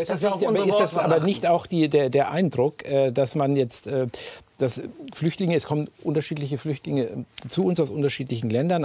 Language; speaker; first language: German; native; German